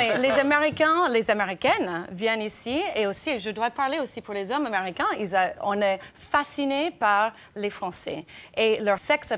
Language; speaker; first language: French; non-native, fluent; English